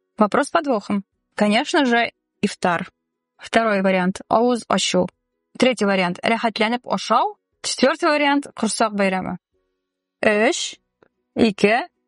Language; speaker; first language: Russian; non-native, local second language; Tatar